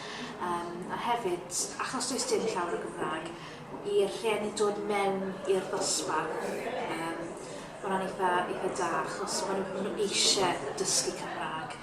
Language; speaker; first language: Welsh; non-native, local second language; English